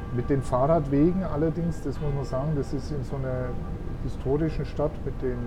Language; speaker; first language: German; native; German